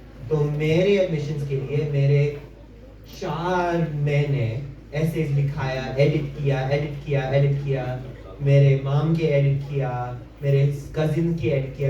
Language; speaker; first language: Hindi; early bilingual, heritage; English